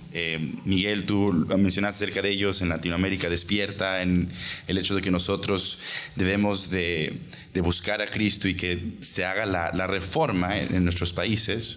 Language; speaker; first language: Spanish; native; Spanish